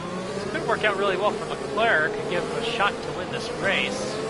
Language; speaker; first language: English; native; English